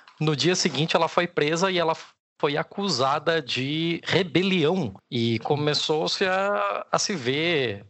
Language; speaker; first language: Portuguese; native; Portuguese